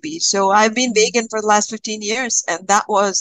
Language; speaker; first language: English; non-native, local second language; Malayalam